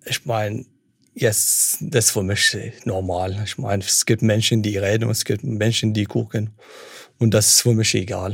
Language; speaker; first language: German; non-native, fluent; Arabic